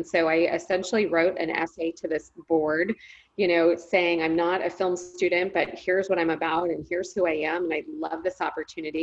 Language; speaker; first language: English; native; English